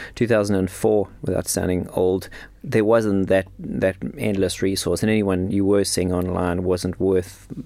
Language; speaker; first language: English; native; English